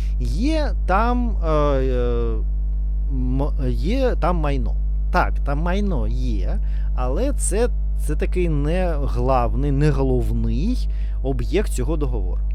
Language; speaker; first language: Ukrainian; non-native, learner; Russian